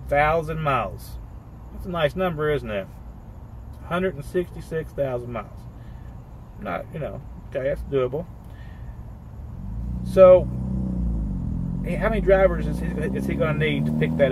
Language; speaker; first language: English; native; English